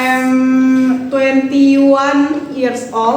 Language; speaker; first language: English; non-native, learner; Indonesian